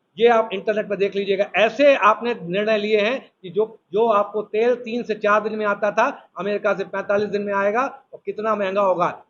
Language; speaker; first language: Hindi; native; Hindi